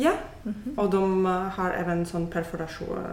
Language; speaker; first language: Swedish; non-native, fluent; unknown